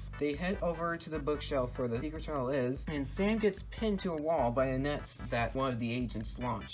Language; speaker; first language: English; native; English